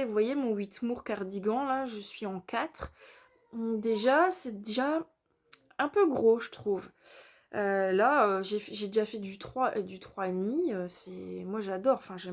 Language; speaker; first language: French; native; French